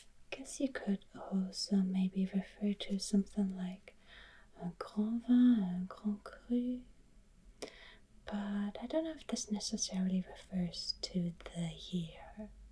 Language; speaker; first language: English; non-native, fluent; German